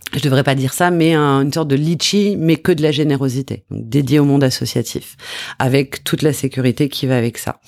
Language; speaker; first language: French; native; French